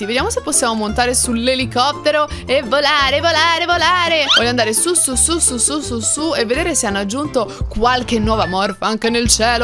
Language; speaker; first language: Italian; native; Italian